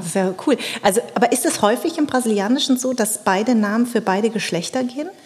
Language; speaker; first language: German; early bilingual, other home language; Vietnamese